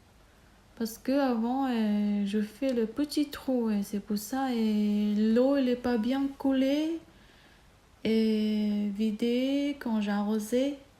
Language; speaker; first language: French; non-native, learner; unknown